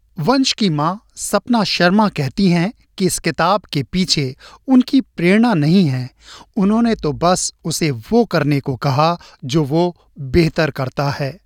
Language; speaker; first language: Hindi; native; Hindi